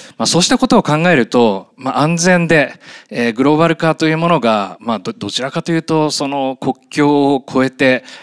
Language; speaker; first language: Japanese; native; Japanese